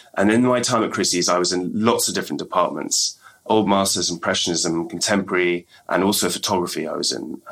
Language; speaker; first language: English; native; English